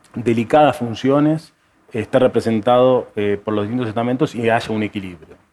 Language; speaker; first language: Spanish; native; Spanish